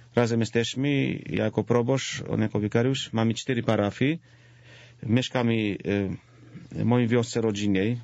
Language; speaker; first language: Polish; non-native, fluent; Georgian